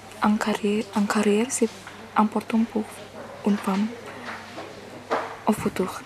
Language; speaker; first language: French; non-native, learner; Indonesian